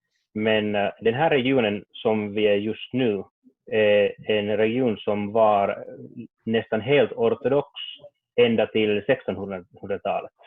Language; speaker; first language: Swedish; non-native, learner; Finnish